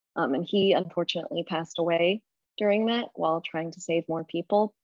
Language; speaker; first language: English; native; English